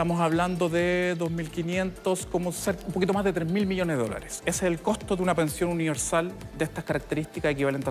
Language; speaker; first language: Spanish; native; Spanish